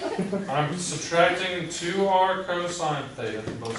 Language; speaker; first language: English; native; English